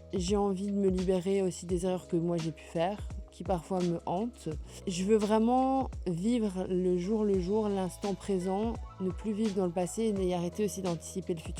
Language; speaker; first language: French; native; French